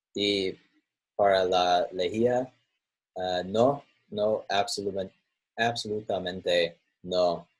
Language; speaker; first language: Spanish; non-native, learner; English